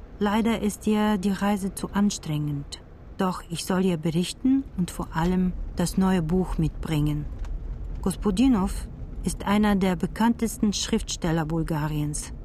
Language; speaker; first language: German; non-native, fluent; Bulgarian